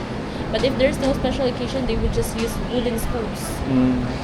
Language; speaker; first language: English; non-native, local second language; Filipino